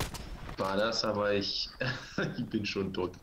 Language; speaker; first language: German; non-native, fluent; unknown